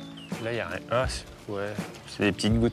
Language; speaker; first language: French; native; French